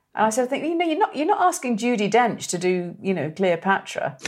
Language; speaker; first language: English; native; English